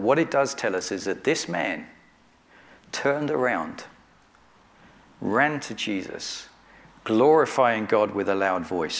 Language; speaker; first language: English; native; English